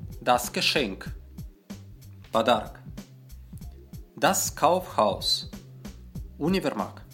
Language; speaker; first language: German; non-native, fluent; Russian